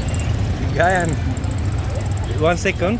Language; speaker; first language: English; non-native, learner; Slovenian